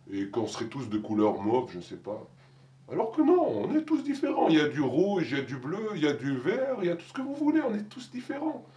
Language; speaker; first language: French; non-native, local second language; Arabic